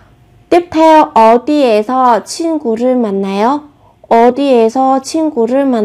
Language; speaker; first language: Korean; non-native, fluent; Vietnamese